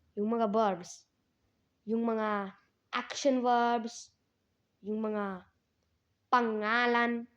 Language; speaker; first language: Filipino; non-native, learner; Hindi